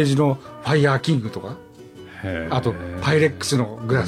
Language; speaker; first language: Japanese; native; Japanese